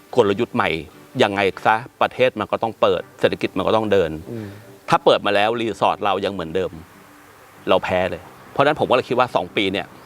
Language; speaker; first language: Thai; native; Thai